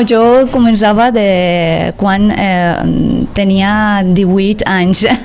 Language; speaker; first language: Catalan; non-native, learner; Persian